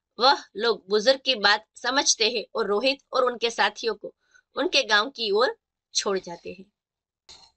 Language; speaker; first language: Hindi; non-native, local second language; Gujarati